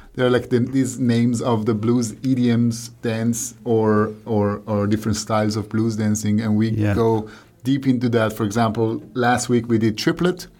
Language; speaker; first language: English; non-native, fluent; Persian